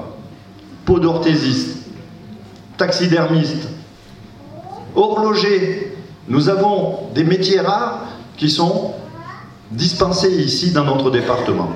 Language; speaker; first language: French; native; French